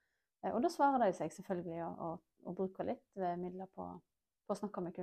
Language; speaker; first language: Norwegian; native; Norwegian